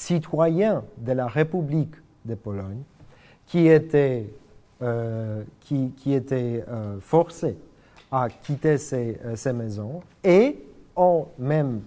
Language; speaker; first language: French; non-native, fluent; Polish